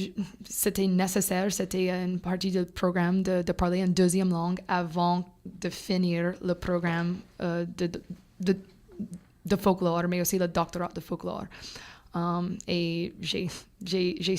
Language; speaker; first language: French; non-native, fluent; English